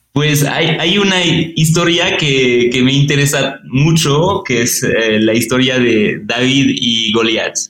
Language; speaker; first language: Spanish; non-native, fluent; French